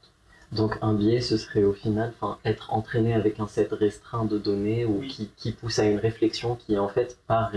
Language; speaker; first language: French; native; French